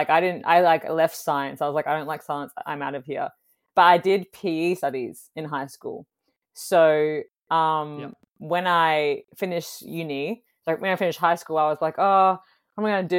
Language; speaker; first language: English; native; English